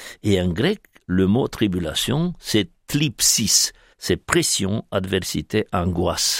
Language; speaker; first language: French; non-native, fluent; Romanian